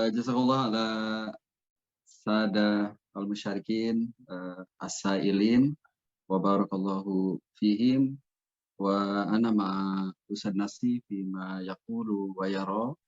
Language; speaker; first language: Arabic; non-native, fluent; Indonesian